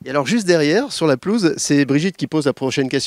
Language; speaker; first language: French; native; French